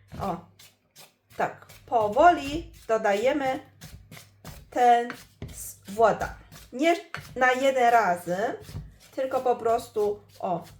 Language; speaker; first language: Polish; non-native, learner; Chinese